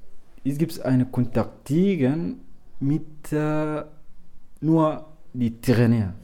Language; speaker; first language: German; non-native, learner; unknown